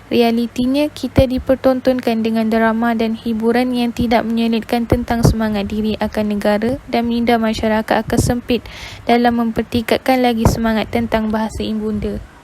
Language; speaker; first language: Malay; native; Malay